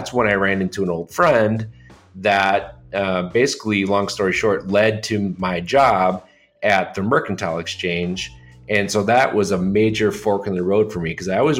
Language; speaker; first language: English; native; English